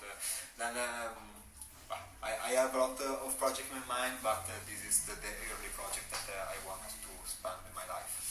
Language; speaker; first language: English; non-native, learner; Italian